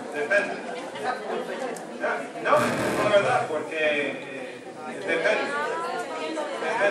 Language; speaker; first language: Spanish; non-native, fluent; English